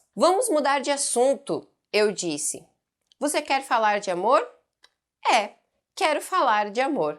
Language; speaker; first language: Portuguese; native; Portuguese